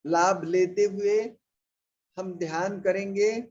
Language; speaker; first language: Hindi; non-native, local second language; Marathi